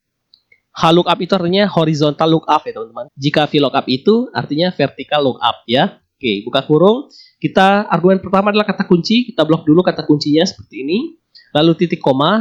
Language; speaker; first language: Indonesian; native; Indonesian